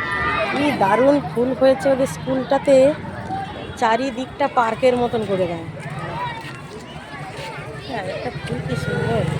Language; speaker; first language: Bangla; native; Bangla